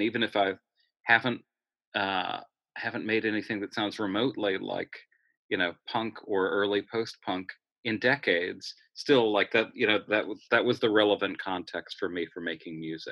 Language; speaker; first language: English; native; English